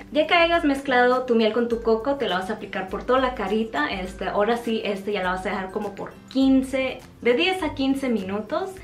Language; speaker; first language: Spanish; native; Spanish